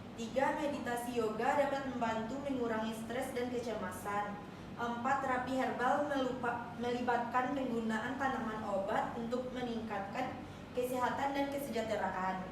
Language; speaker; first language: Indonesian; native; Indonesian